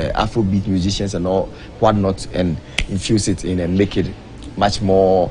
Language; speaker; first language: English; non-native, local second language; Akan